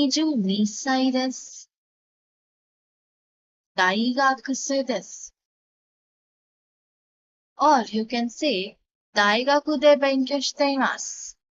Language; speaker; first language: Japanese; non-native, fluent; Hindi